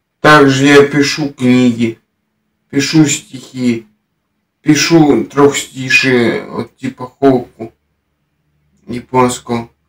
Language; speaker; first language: Russian; native; Russian